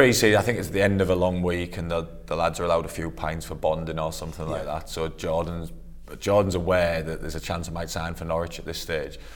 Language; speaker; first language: English; native; English